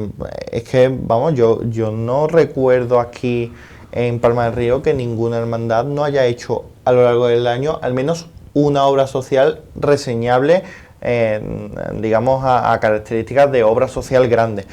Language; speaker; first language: Spanish; native; Spanish